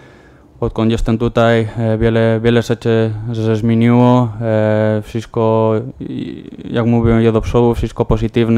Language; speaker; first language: Polish; non-native, learner; Spanish